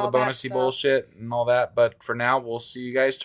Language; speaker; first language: English; native; English